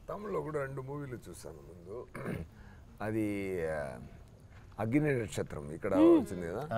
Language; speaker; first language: Telugu; non-native, learner; Tamil